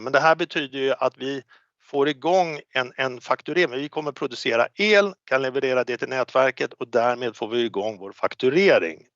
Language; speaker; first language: Swedish; native; Swedish